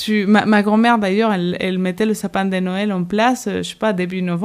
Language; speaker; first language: French; non-native, fluent; Spanish